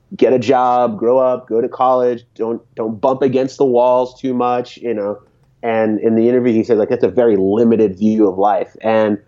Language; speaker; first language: English; native; English